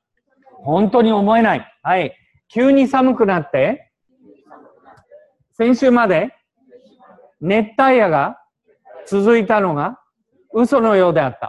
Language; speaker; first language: Japanese; native; Japanese